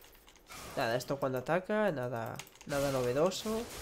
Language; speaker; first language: Spanish; native; Spanish